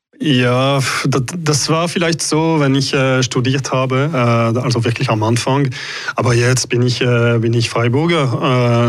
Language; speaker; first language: German; non-native, local second language; French